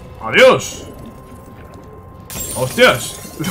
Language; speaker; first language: Spanish; native; Spanish